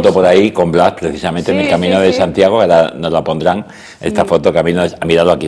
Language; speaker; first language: Spanish; native; Spanish